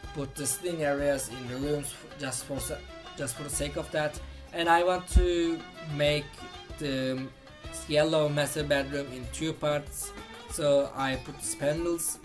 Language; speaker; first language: English; non-native, fluent; Turkish